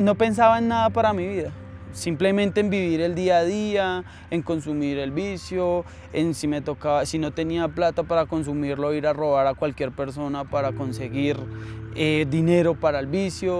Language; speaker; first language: Spanish; native; Spanish